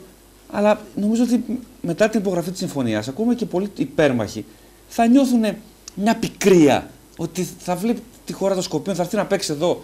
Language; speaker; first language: Greek; native; Greek